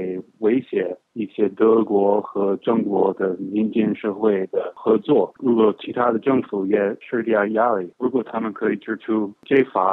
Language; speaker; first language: Chinese; non-native, fluent; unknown